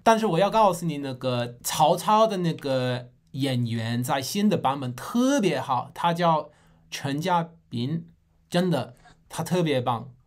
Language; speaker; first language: Chinese; non-native, fluent; English